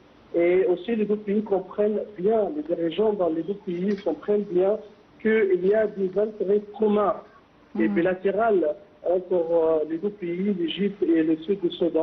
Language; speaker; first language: French; non-native, fluent; Arabic